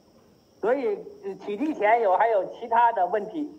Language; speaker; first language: Chinese; native; Chinese